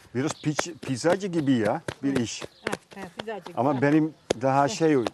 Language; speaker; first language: Turkish; non-native, fluent; Dutch